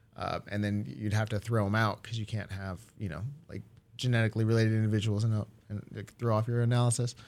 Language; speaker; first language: English; early bilingual, other home language; Japanese